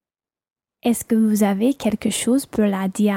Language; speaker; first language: French; non-native, learner; English